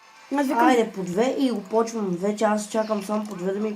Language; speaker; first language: Bulgarian; native; Bulgarian